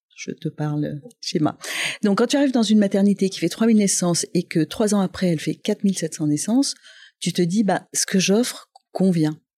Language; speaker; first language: French; non-native, local second language; Arabic